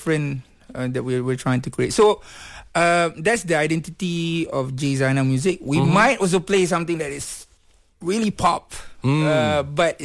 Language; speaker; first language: English; non-native, local second language; Malay